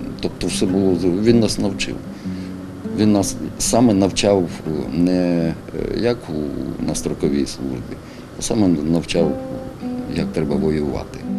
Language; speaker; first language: Ukrainian; non-native, local second language; Russian